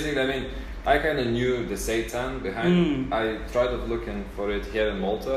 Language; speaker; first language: English; native; English